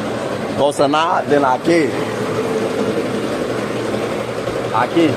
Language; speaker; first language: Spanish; non-native, learner; English